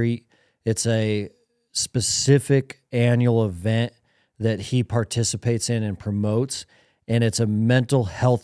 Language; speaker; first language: English; native; English